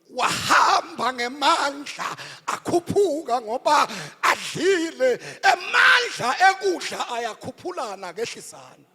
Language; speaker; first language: Zulu; non-native, local second language; Swati